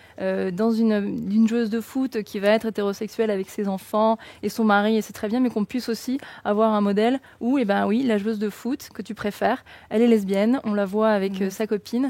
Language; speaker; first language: French; native; French